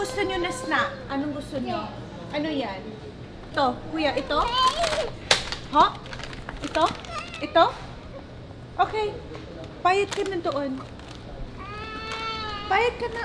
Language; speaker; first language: Filipino; early bilingual, heritage; Filipino